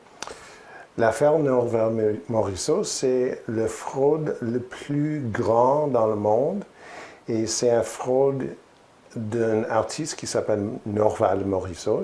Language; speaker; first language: French; non-native, learner; English